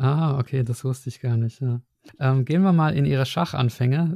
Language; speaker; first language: German; native; German